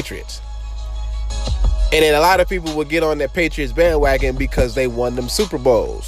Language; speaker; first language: English; native; English